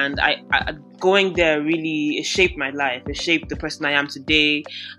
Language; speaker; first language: English; non-native, local second language; Yoruba